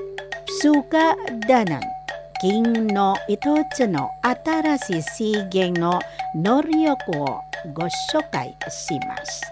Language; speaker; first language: Japanese; non-native, fluent; Indonesian